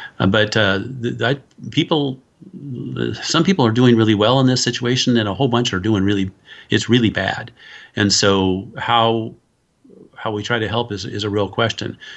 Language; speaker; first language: English; native; English